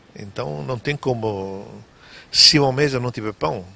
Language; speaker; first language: Portuguese; non-native, fluent; Italian